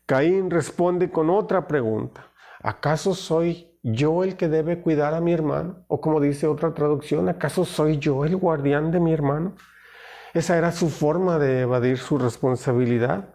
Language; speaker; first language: Spanish; native; Spanish